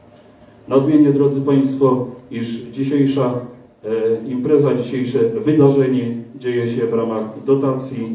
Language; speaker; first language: Polish; native; Polish